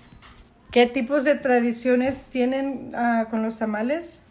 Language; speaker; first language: Spanish; early bilingual, heritage; Spanish